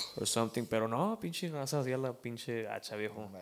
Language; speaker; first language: Spanish; early bilingual, heritage; Spanish